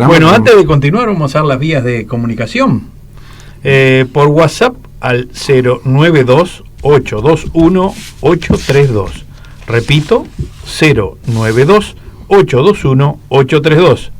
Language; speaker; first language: Spanish; native; Spanish